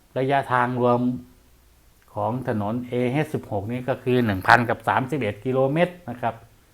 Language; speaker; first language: Thai; non-native, local second language; Northeastern Thai